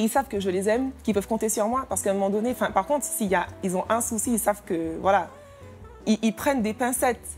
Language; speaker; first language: French; native; French